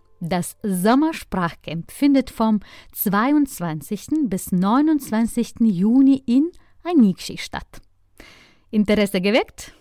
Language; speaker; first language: German; non-native, fluent; Lithuanian